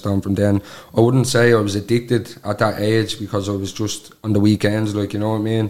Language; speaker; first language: English; native; English